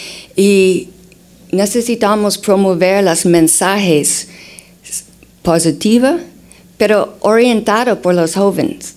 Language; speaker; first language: Spanish; non-native, fluent; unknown